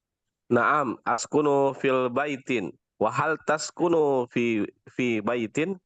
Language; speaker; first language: Arabic; non-native, learner; Indonesian